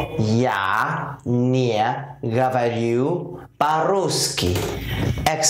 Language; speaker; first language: Russian; non-native, learner; English